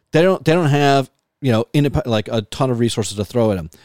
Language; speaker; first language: English; native; English